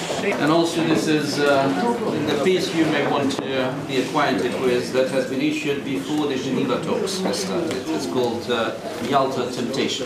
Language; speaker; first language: English; non-native, fluent; Ukrainian